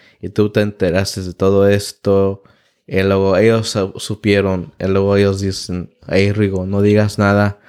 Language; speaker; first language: Spanish; early bilingual, heritage; Spanish